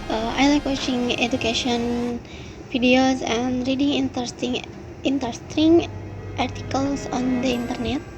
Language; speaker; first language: English; non-native, learner; Indonesian